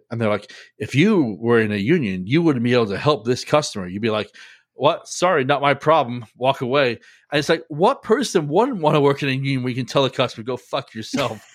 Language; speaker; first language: English; native; English